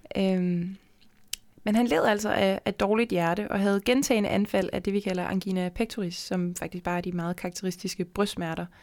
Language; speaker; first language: Danish; native; Danish